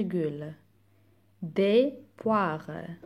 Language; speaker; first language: French; non-native, local second language; Arabic